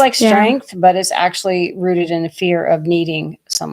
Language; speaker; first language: English; native; English